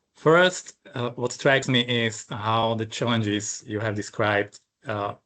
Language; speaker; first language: English; non-native, fluent; Slovak